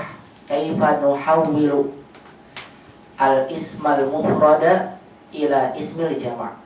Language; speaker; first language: Arabic; non-native, fluent; Indonesian